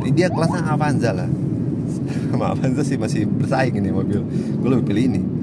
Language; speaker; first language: Indonesian; native; Indonesian